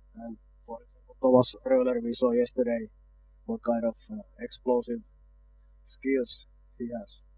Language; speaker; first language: English; non-native, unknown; Finnish